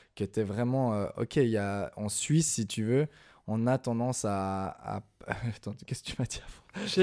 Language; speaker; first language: French; native; French